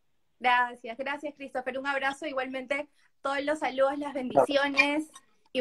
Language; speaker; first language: Spanish; native; Spanish